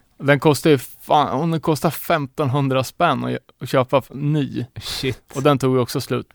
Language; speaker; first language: Swedish; native; Swedish